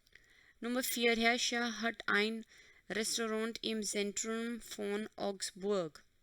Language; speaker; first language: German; non-native, fluent; Hindi